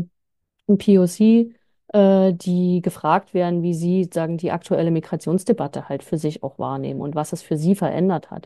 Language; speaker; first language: German; native; German